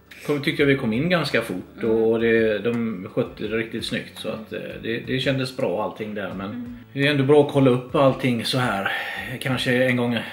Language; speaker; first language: Swedish; native; Swedish